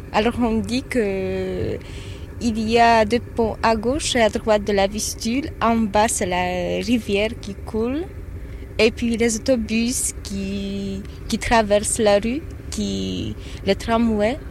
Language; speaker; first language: French; non-native, learner; Polish